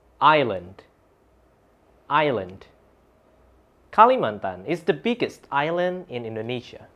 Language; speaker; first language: English; non-native, fluent; Indonesian